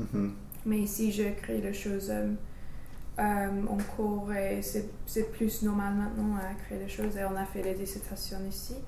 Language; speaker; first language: French; non-native, learner; English